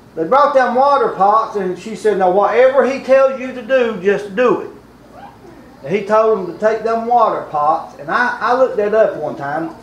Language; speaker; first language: English; native; English